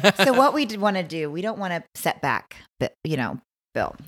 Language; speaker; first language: English; native; English